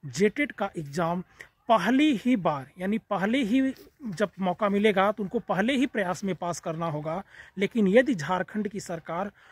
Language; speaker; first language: Hindi; native; Hindi